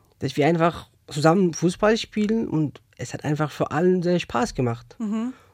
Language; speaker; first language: German; non-native, fluent; Persian